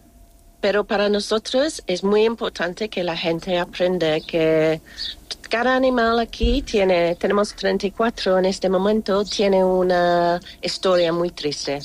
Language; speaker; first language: Spanish; non-native, learner; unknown